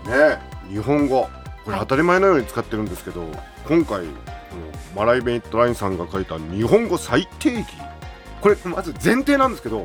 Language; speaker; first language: Japanese; native; Japanese